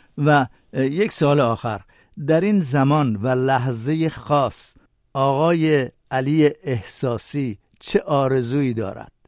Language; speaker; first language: Persian; native; Persian